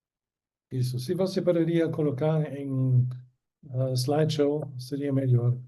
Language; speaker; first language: Portuguese; non-native, fluent; German